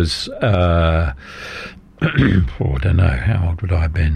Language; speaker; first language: English; native; English